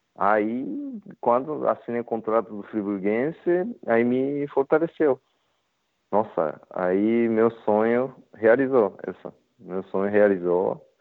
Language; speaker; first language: Portuguese; non-native, learner; Japanese